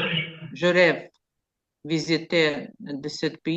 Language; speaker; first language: French; non-native, learner; Ukrainian